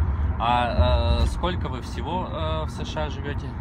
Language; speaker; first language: Russian; native; Russian